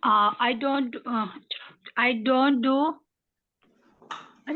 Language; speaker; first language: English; non-native, learner; Hindi